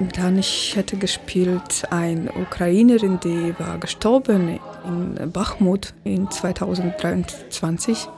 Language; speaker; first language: German; non-native, fluent; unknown